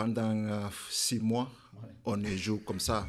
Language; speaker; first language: French; non-native, learner; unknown